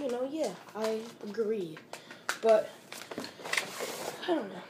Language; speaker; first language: English; native; English